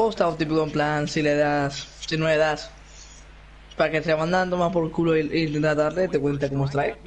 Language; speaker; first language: Spanish; native; Spanish